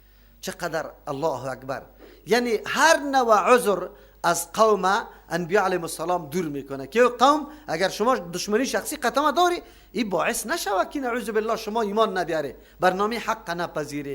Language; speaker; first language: Persian; native; Persian